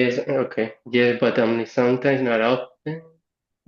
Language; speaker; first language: English; non-native, learner; Spanish